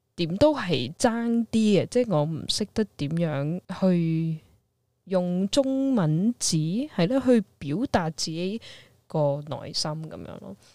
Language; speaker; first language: Cantonese; early bilingual, heritage; Cantonese